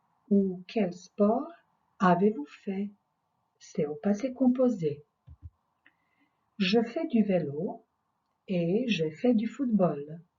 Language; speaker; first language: French; non-native, fluent; Croatian